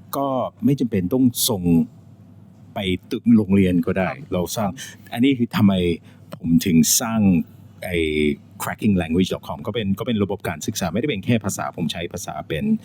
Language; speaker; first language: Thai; non-native, fluent; English